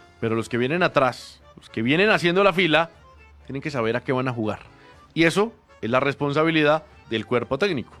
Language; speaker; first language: Spanish; native; Spanish